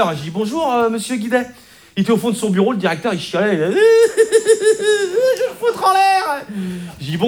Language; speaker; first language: French; native; French